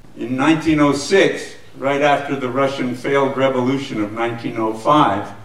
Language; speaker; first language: English; native; English